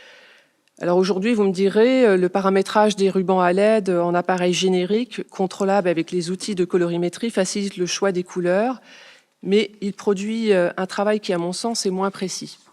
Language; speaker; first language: French; native; French